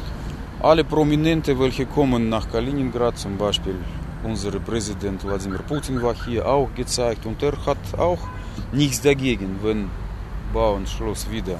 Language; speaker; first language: German; non-native, learner; Russian